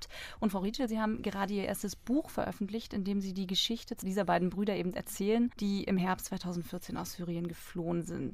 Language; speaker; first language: German; native; German